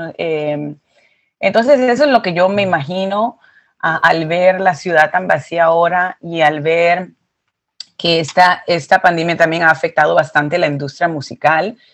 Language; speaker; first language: Spanish; early bilingual, heritage; Spanish